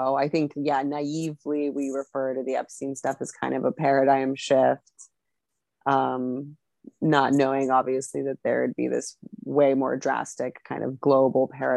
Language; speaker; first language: English; native; English